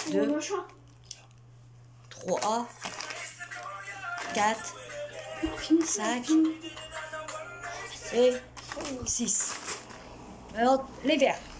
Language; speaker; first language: French; native; French